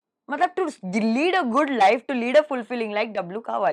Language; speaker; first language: Telugu; non-native, learner; Hindi